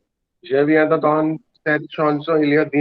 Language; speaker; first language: French; non-native, fluent; Hindi